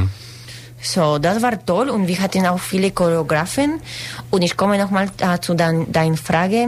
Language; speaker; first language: German; non-native, learner; Spanish